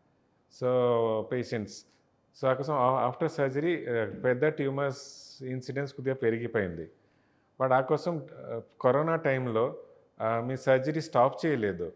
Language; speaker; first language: Telugu; non-native, learner; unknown